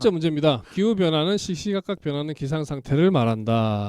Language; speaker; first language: Korean; native; Korean